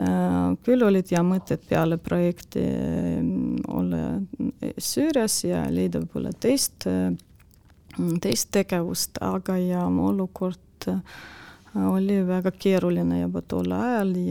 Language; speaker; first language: Estonian; non-native, local second language; Russian